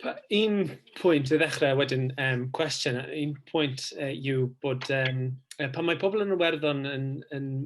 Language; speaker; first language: Welsh; non-native, fluent; English